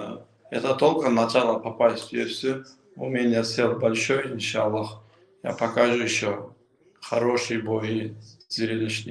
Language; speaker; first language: Russian; non-native, local second language; Kyrgyz